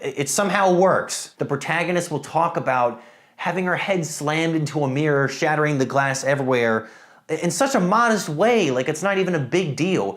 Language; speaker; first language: English; native; English